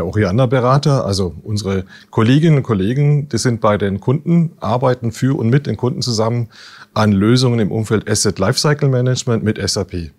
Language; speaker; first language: German; native; German